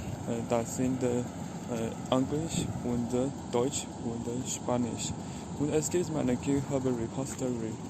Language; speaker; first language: German; non-native, learner; Chinese